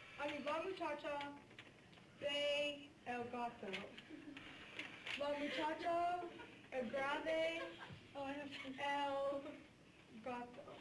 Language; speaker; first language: Spanish; non-native, learner; English